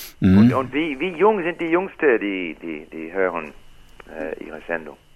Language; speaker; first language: German; non-native, learner; English